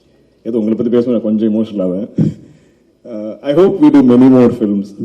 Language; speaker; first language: Tamil; non-native, local second language; Malayalam